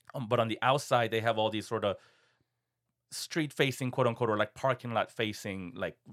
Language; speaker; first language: English; non-native, fluent; Korean